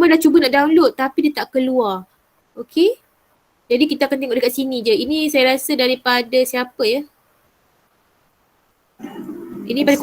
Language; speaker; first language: Malay; native; Malay